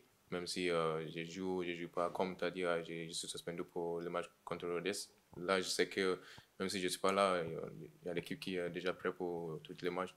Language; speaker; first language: French; non-native, learner; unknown